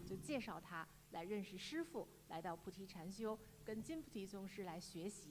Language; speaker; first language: Chinese; native; Chinese